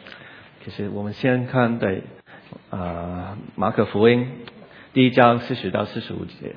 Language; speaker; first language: Chinese; non-native, learner; English